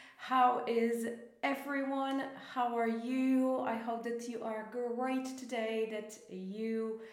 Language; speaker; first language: English; non-native, fluent; Polish